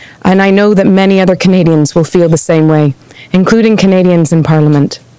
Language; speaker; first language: English; native; English